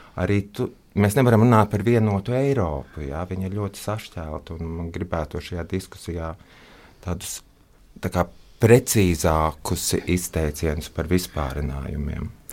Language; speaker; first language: Latvian; non-native, local second language; Russian